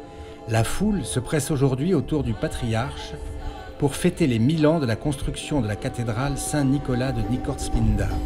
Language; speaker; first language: French; native; French